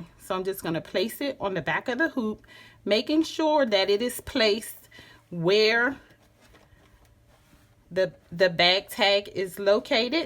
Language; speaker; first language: English; native; English